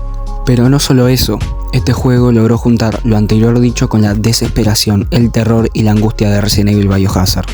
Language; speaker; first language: Spanish; native; Spanish